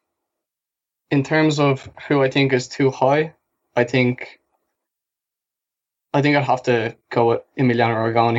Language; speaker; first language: English; native; English